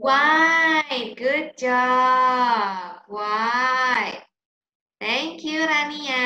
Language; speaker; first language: English; non-native, learner; Indonesian